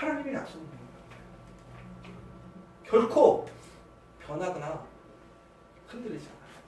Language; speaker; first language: Korean; native; Korean